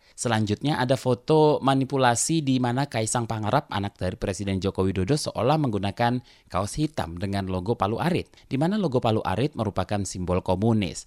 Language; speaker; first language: Indonesian; native; Indonesian